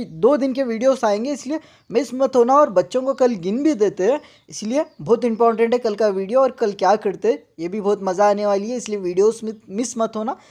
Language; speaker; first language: Hindi; non-native, local second language; Urdu